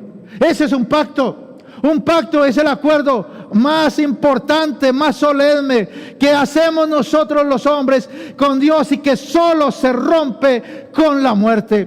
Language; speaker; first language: Spanish; native; Spanish